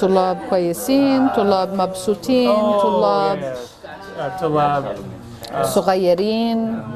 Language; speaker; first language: Arabic; non-native, fluent; English